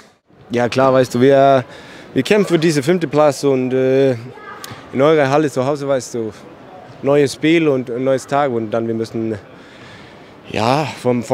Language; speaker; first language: German; non-native, learner; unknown